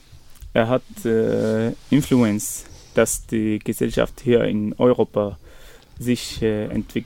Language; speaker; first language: German; non-native, fluent; Arabic